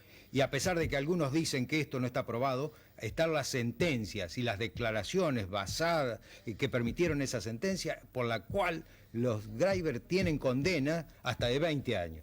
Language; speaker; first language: Spanish; native; Spanish